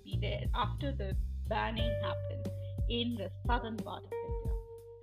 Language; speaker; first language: English; non-native, local second language; Bangla